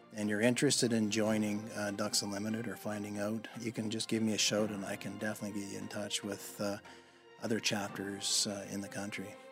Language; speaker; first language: English; native; English